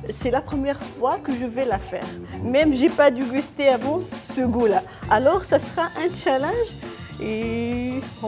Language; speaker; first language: French; non-native, fluent; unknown